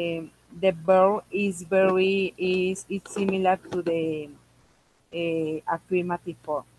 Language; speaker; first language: English; non-native, local second language; Spanish